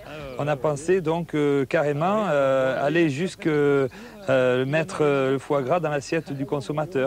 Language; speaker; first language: French; native; French